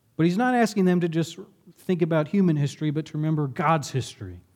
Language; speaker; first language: English; native; English